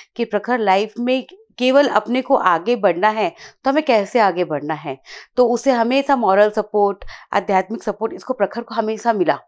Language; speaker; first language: Hindi; native; Hindi